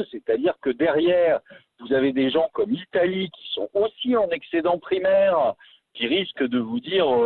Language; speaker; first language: French; native; French